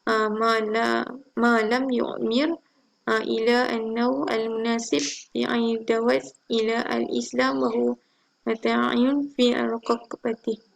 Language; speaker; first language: Arabic; non-native, learner; Malay